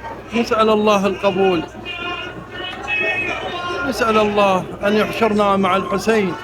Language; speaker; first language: Arabic; native; Arabic